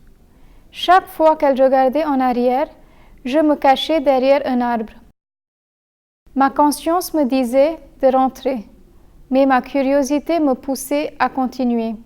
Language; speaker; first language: French; non-native, fluent; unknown